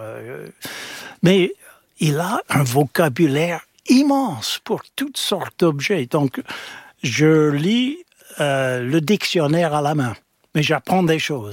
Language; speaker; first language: French; non-native, fluent; English